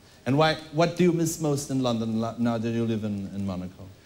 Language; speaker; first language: English; non-native, fluent; Portuguese